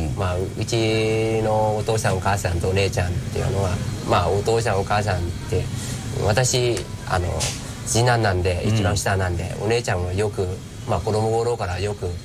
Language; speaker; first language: Japanese; non-native, fluent; Vietnamese